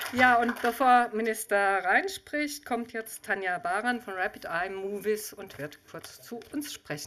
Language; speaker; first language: German; native; German